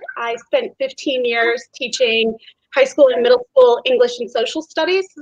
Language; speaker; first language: English; native; English